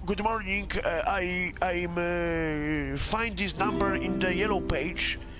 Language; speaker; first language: English; non-native, learner; Polish